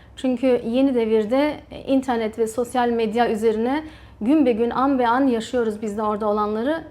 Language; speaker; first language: Turkish; early bilingual, heritage; Turkish